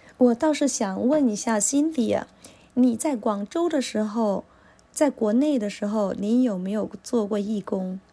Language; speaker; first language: Chinese; non-native, local second language; Cantonese